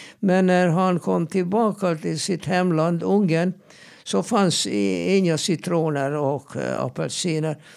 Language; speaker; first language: Swedish; non-native, fluent; Hungarian